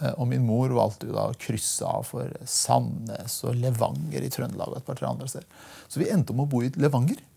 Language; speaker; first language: Norwegian; early bilingual, other home language; Persian